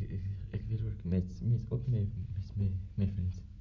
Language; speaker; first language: Dutch; non-native, learner; Arabic